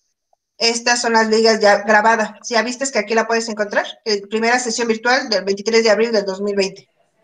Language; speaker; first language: Spanish; native; Spanish